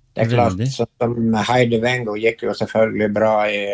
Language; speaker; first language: Norwegian; native; Norwegian